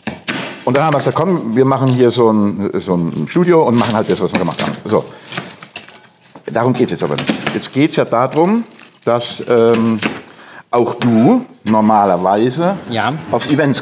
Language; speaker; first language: German; native; German